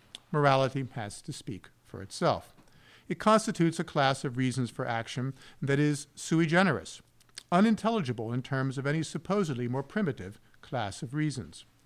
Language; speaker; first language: English; native; English